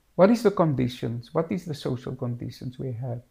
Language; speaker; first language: English; non-native, local second language; Afrikaans